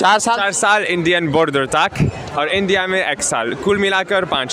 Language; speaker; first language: Hindi; non-native, learner; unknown